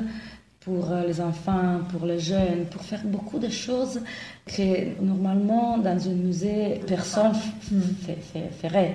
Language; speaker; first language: French; non-native, fluent; Italian